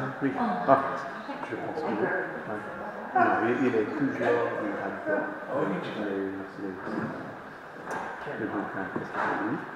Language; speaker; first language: French; non-native, fluent; English